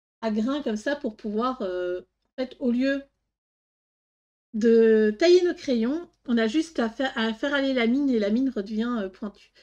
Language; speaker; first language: French; native; French